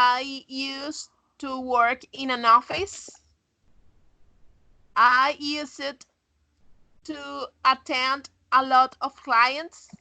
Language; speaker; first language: English; non-native, learner; Spanish